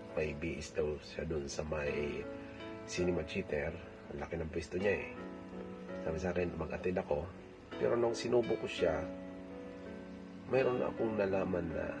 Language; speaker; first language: Filipino; non-native, local second language; Bikol